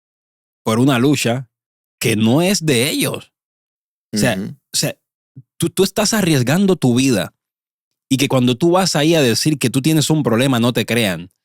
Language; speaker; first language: Spanish; native; Spanish